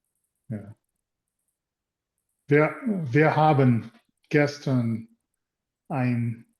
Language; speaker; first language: German; non-native, learner; English